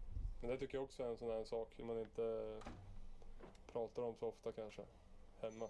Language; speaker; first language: Swedish; native; Swedish